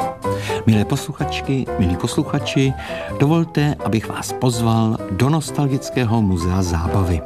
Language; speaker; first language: Czech; native; Czech